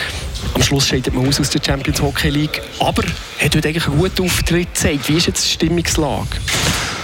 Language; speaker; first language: German; native; German